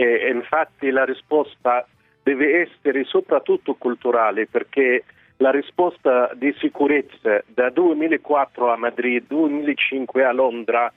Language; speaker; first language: Italian; non-native, fluent; Arabic